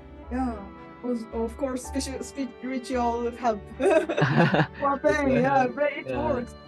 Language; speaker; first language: English; non-native, learner; Japanese